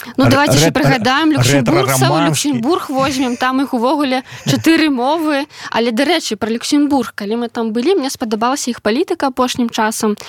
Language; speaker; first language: Belarusian; non-native, local second language; Russian